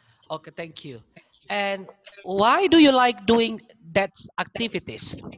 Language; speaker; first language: English; non-native, learner; Indonesian